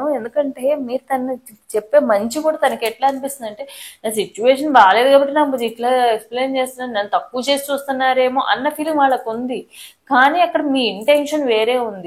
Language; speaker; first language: Telugu; native; Telugu